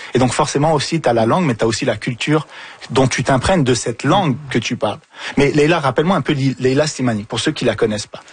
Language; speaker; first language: French; early bilingual, other home language; Arabic